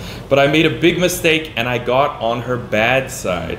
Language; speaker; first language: English; native; English